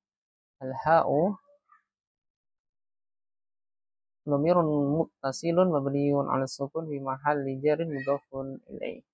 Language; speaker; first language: Arabic; non-native, fluent; Indonesian